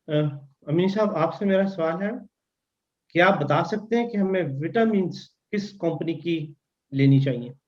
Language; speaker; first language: Urdu; native; Urdu